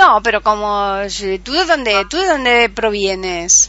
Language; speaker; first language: Spanish; native; Spanish